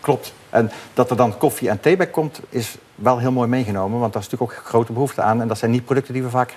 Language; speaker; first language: Dutch; native; Dutch